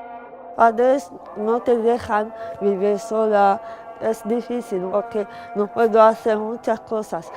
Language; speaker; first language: Spanish; non-native, learner; Arabic